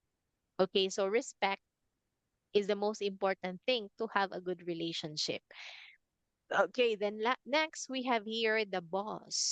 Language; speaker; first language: English; non-native, fluent; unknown